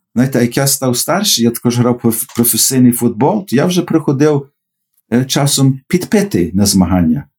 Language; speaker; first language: Ukrainian; early bilingual, heritage; Ukrainian